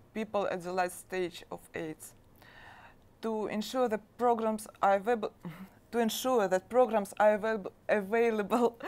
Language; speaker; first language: English; non-native, learner; Russian